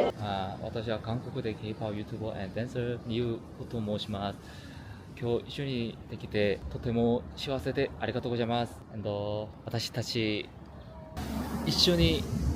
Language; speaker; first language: Japanese; non-native, learner; Korean